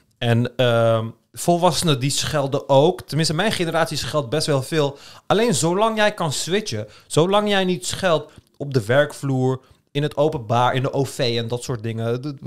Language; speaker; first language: Dutch; early bilingual, other home language; Turkish